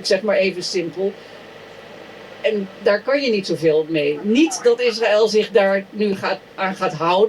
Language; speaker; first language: Dutch; native; Dutch